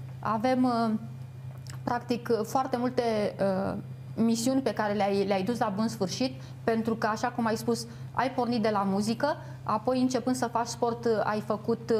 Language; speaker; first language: Romanian; native; Romanian